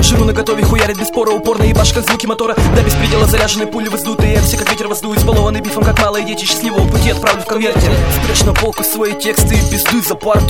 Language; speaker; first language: Russian; native; Russian